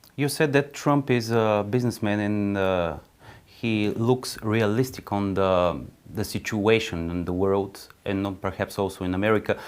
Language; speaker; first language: English; non-native, fluent; Bulgarian